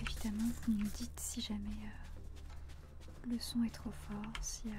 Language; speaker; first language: French; native; French